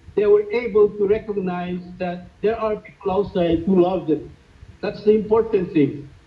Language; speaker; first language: English; non-native, fluent; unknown